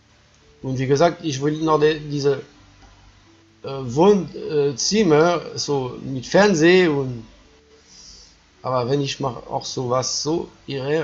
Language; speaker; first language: German; non-native, fluent; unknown